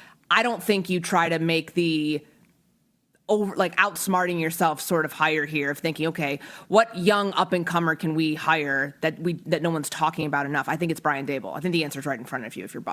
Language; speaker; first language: English; native; English